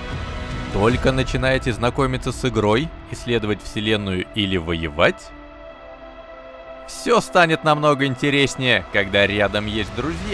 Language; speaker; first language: Russian; native; Russian